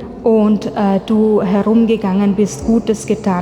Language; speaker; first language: German; non-native, fluent; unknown